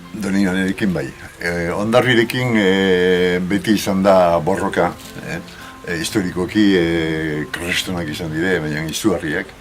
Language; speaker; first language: Basque; native; Basque